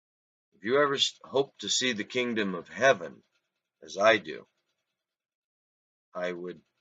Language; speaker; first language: English; native; English